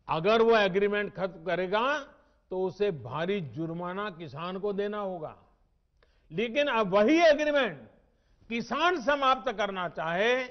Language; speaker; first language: Hindi; non-native, local second language; Gujarati